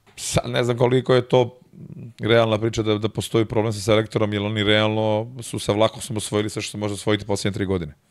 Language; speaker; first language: Serbian; native; Serbian